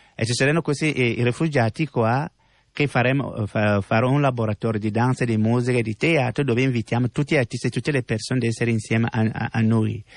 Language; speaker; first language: Italian; non-native, learner; French